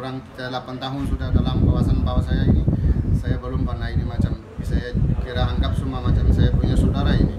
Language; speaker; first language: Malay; non-native, learner; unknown